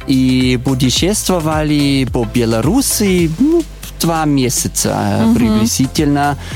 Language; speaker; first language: Russian; non-native, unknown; German